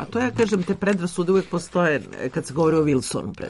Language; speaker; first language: Serbian; native; Serbian